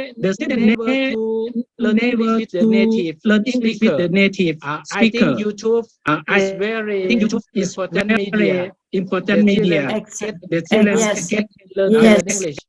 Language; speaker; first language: English; non-native, learner; Thai